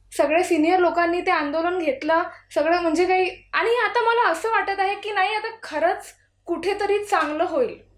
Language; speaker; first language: Marathi; native; Marathi